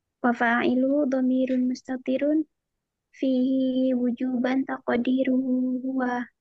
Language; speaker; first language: Arabic; non-native, learner; Indonesian